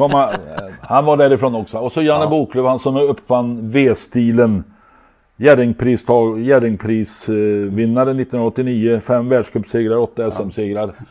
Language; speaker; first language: Swedish; native; Swedish